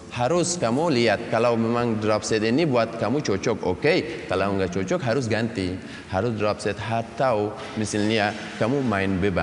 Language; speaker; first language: Indonesian; non-native, learner; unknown